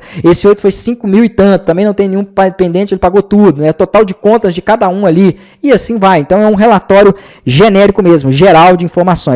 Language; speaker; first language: Portuguese; native; Portuguese